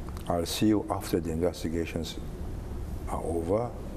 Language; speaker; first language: English; native; English